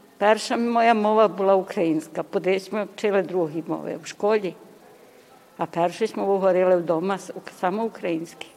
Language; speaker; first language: Ukrainian; early bilingual, heritage; Ukrainian